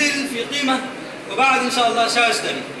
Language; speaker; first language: Arabic; non-native, learner; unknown